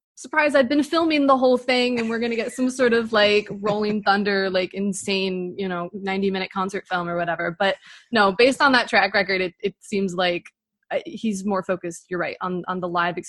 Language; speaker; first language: English; native; English